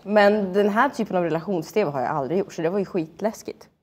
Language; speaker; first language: Swedish; early bilingual, other home language; Russian